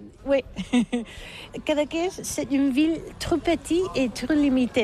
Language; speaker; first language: French; non-native, learner; Catalan